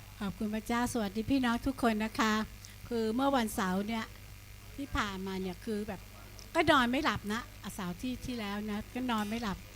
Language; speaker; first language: Thai; native; Thai